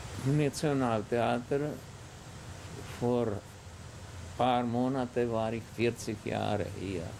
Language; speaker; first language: German; non-native, fluent; Czech